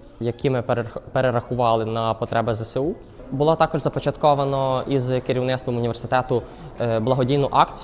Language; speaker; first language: Ukrainian; native; Ukrainian